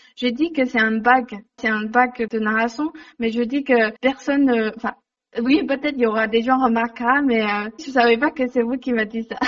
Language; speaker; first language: French; non-native, learner; Chinese